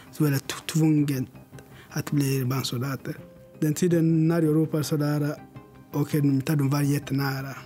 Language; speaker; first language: Swedish; non-native, learner; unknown